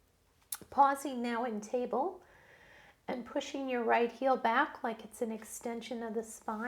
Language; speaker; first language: English; native; English